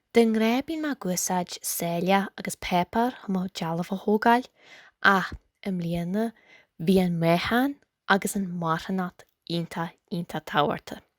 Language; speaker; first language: Irish; native; Irish